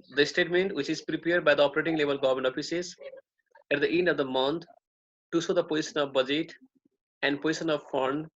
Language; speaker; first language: English; non-native, local second language; Nepali